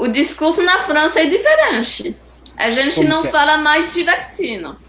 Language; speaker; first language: Portuguese; non-native, fluent; French